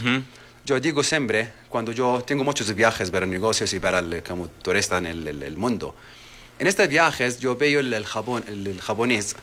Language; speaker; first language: Spanish; non-native, learner; Arabic